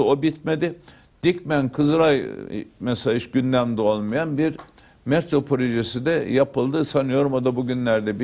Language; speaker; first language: Turkish; native; Turkish